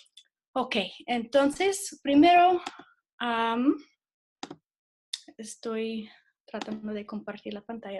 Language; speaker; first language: Spanish; non-native, fluent; English